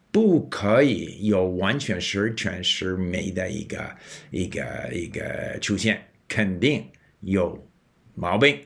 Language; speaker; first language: Chinese; non-native, fluent; English